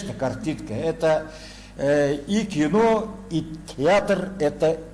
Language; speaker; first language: Russian; non-native, local second language; Yakut